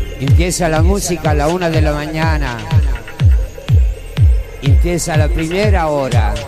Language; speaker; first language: Spanish; non-native, learner; Italian